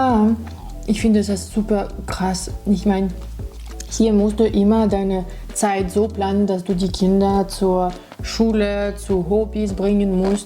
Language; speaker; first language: German; non-native, fluent; Russian